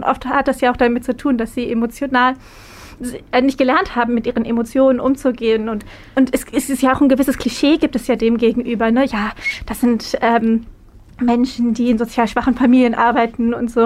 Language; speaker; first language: German; native; German